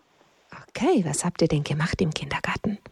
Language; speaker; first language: German; native; German